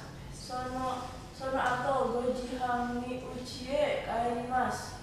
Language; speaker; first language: Japanese; non-native, learner; Indonesian